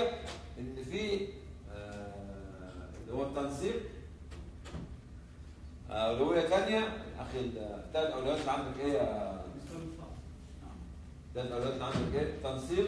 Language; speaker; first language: Arabic; native; Arabic